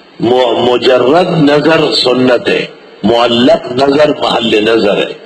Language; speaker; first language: Urdu; non-native, local second language; Pashto